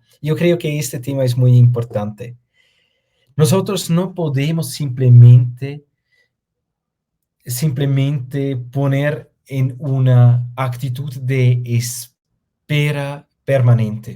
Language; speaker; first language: Spanish; non-native, fluent; German